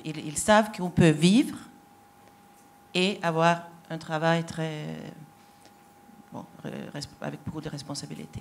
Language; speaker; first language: French; non-native, fluent; Swedish